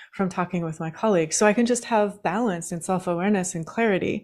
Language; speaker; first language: English; native; English